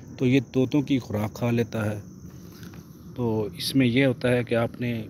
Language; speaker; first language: Urdu; non-native, local second language; Punjabi